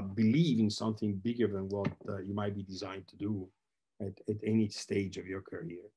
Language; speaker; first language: English; non-native, fluent; Italian